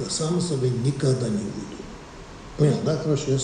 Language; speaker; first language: Russian; non-native, learner; Tibetan